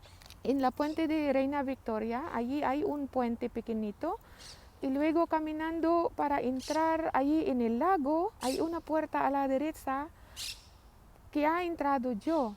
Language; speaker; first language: Spanish; non-native, learner; Filipino